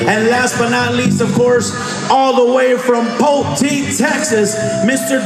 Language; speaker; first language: English; early bilingual, other home language; Spanish